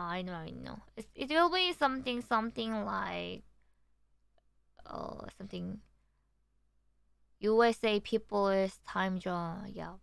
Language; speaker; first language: English; non-native, learner; Korean